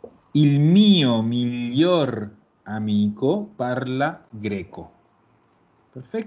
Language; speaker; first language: Italian; non-native, fluent; Spanish